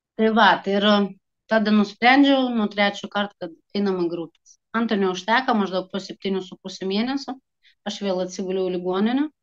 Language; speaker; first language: Lithuanian; non-native, local second language; Russian